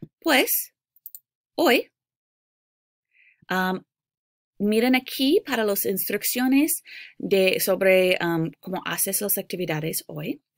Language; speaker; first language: Spanish; non-native, fluent; English